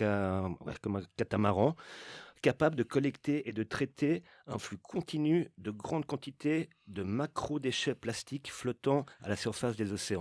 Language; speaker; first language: French; native; French